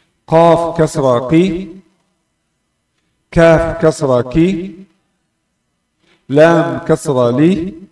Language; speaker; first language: Arabic; non-native, fluent; Indonesian